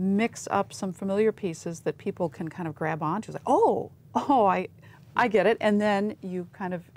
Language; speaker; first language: English; native; English